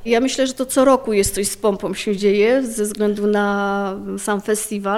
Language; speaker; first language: Polish; native; Polish